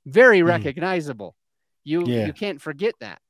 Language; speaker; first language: English; native; English